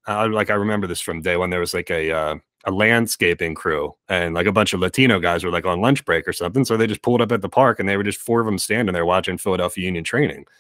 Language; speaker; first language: English; native; English